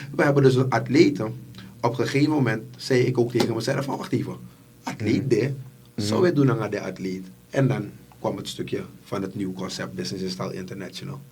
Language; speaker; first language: Dutch; native; Dutch